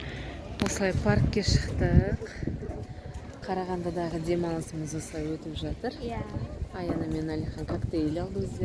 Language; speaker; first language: Kazakh; native; Kazakh